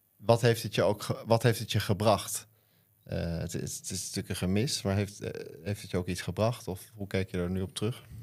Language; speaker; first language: Dutch; native; Dutch